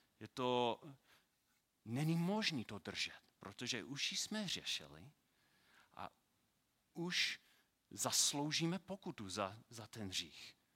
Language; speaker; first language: Czech; non-native, learner; English